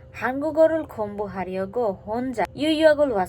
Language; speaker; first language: Korean; non-native, learner; Bangla